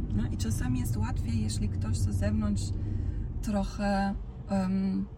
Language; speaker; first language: Polish; non-native, fluent; Croatian